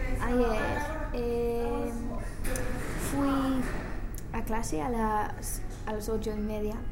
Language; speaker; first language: Spanish; non-native, learner; English